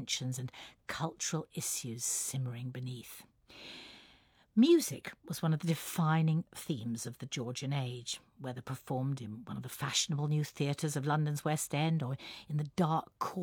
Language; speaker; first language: English; native; English